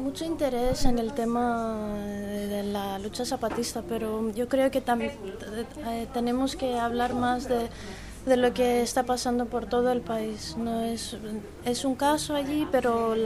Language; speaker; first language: Spanish; non-native, fluent; Greek